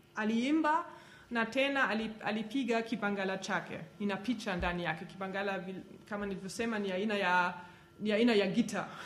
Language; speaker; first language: Swahili; non-native, fluent; German